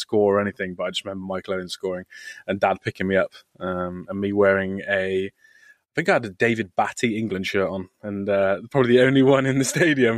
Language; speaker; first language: English; native; English